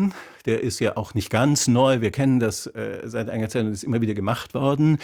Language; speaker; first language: German; native; German